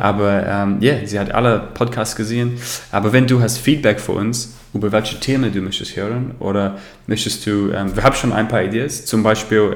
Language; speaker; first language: German; non-native, learner; English